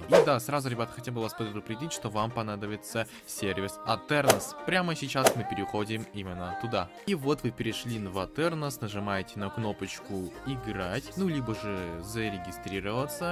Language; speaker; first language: Russian; native; Russian